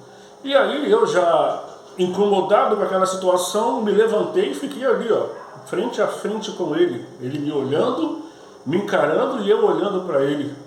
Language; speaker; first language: Portuguese; native; Portuguese